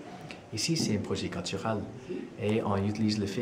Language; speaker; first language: French; non-native, fluent; English